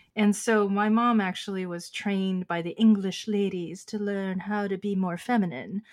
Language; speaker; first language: English; early bilingual, other home language; Chinese